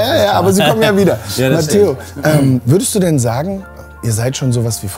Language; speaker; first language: German; native; German